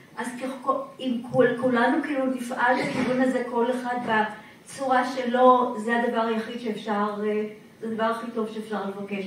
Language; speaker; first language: Hebrew; native; Hebrew